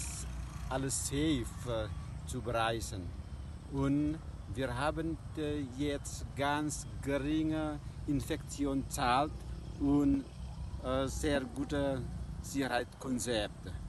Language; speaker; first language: German; non-native, fluent; Indonesian